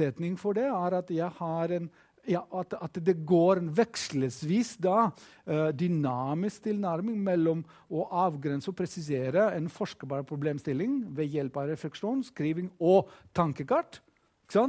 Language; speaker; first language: Norwegian; non-native, fluent; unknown